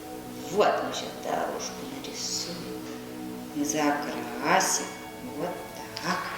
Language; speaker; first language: Russian; native; Russian